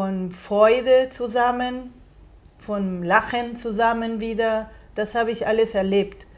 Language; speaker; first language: German; non-native, fluent; Spanish